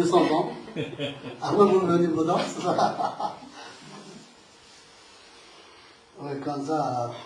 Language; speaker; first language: French; non-native, learner; Tibetan